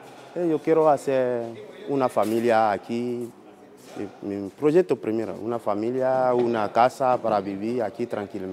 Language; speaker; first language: Spanish; non-native, learner; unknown